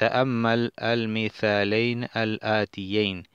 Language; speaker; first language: Arabic; non-native, fluent; Spanish